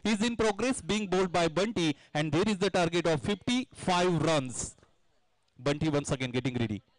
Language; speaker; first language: English; non-native, local second language; Marathi